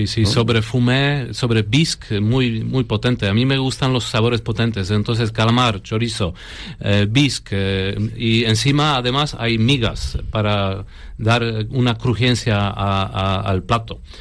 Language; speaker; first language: Spanish; non-native, fluent; Polish